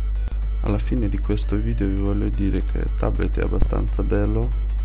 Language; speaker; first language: Italian; non-native, fluent; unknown